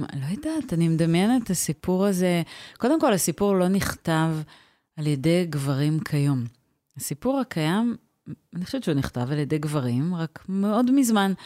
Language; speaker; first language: Hebrew; native; Hebrew